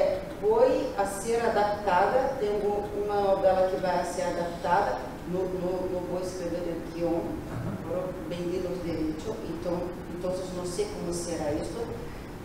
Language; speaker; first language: Spanish; non-native, learner; Portuguese